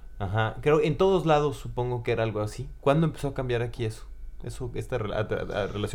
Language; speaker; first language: Spanish; native; Spanish